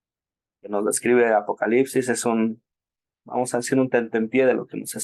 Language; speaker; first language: Spanish; native; Spanish